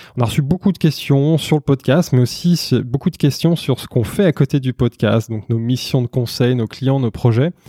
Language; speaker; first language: French; native; French